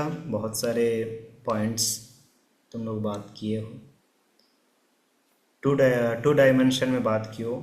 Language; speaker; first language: Hindi; native; Hindi